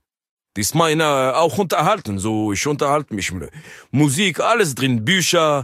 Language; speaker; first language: German; non-native, learner; French